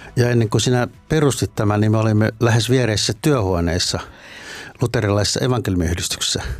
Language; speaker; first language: Finnish; native; Finnish